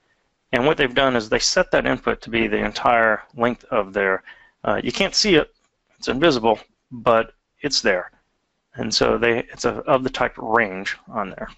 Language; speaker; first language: English; native; English